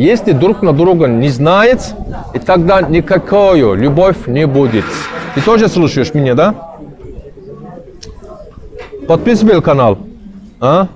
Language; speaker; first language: Russian; non-native, learner; Turkish